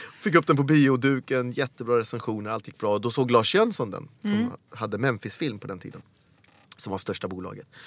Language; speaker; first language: Swedish; early bilingual, other home language; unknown